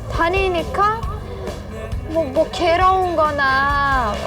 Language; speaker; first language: Korean; non-native, fluent; Persian